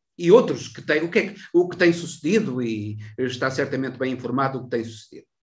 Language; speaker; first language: Portuguese; native; Portuguese